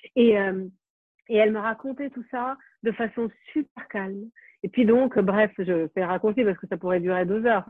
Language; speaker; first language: French; non-native, fluent; Ukrainian